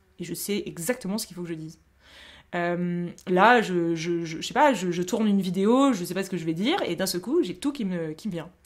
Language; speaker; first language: French; native; French